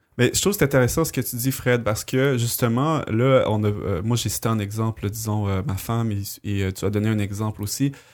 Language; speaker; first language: French; native; French